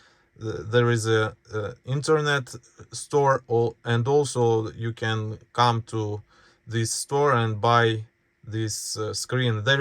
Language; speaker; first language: English; non-native, learner; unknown